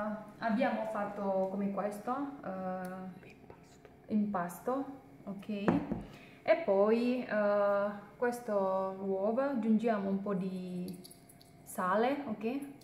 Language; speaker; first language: Italian; non-native, learner; Indonesian